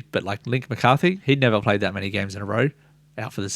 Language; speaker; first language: English; native; English